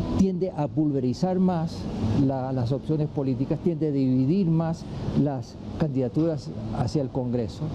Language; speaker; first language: Spanish; native; Spanish